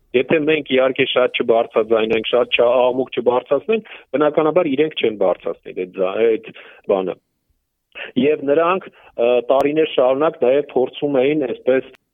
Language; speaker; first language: Armenian; native; Armenian